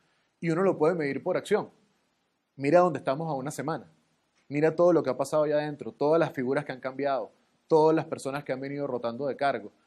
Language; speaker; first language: Spanish; native; Spanish